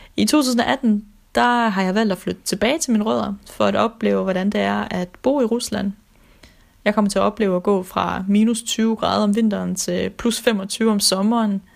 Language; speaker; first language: Danish; early bilingual, other home language; Russian